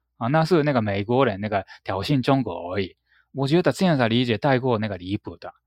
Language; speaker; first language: Chinese; non-native, fluent; Japanese